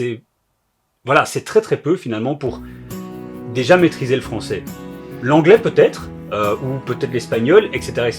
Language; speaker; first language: French; native; French